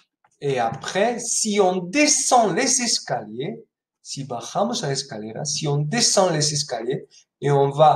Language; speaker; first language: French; non-native, fluent; Spanish